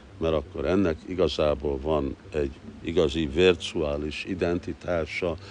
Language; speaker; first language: Hungarian; early bilingual, heritage; Hungarian